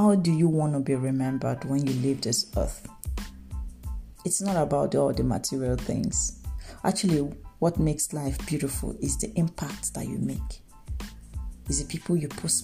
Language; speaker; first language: English; non-native, local second language; Igbo